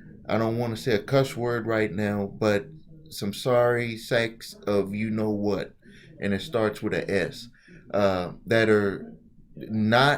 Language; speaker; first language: English; native; English